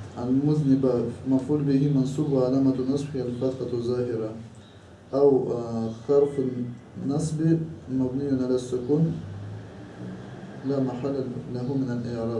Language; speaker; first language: Arabic; non-native, learner; Russian